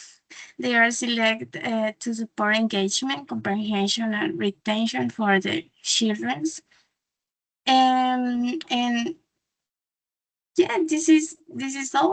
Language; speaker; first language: English; non-native, learner; Spanish